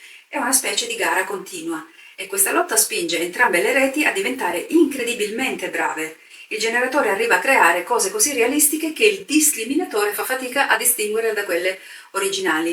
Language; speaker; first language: Italian; native; Italian